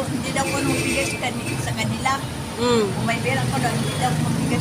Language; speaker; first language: Filipino; non-native, local second language; Cebuano